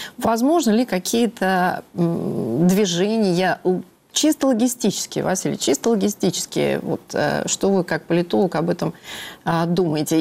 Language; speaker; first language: Russian; native; Russian